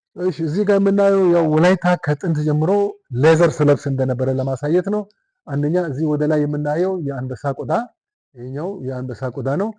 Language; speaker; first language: Amharic; non-native, local second language; Wolaytta